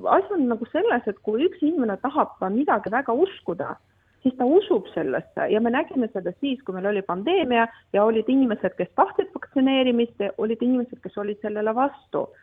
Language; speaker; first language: Estonian; non-native, local second language; Russian